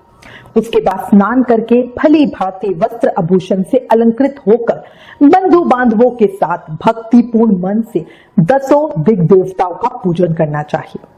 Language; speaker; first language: Hindi; native; Hindi